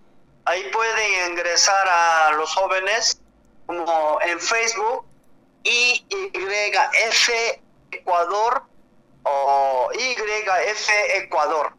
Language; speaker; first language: Spanish; non-native, learner; Korean